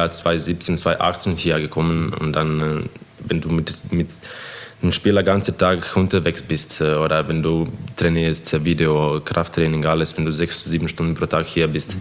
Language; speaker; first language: German; non-native, fluent; Croatian